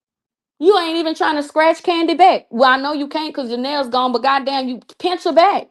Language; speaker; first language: English; native; English